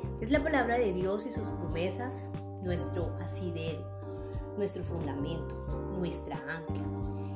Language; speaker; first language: Spanish; native; Spanish